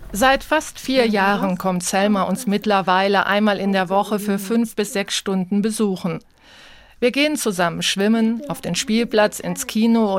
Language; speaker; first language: German; native; German